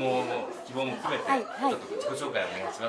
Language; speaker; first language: Japanese; native; Japanese